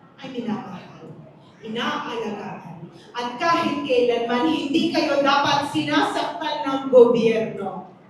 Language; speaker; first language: Filipino; native; Filipino